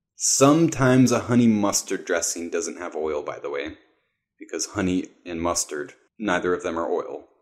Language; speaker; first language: English; native; English